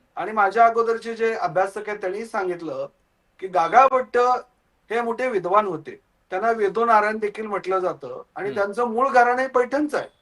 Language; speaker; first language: Marathi; native; Marathi